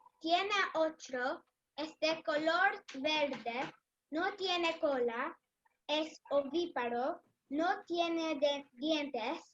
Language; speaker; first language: Spanish; non-native, learner; English